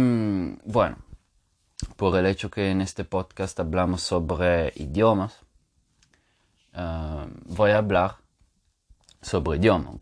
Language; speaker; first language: Spanish; non-native, fluent; Italian